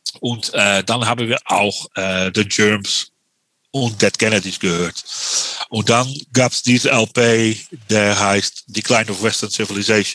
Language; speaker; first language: German; non-native, learner; Dutch